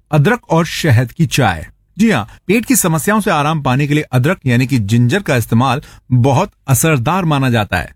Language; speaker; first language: Hindi; native; Hindi